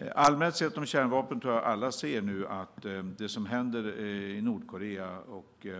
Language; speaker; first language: Swedish; native; Swedish